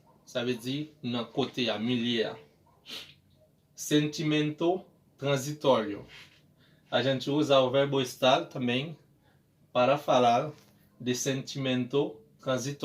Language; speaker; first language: Portuguese; non-native, learner; Haitian Creole